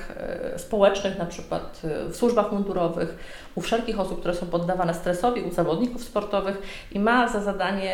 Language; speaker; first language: Polish; native; Polish